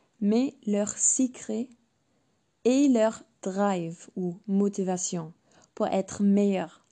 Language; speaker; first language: French; non-native, fluent; English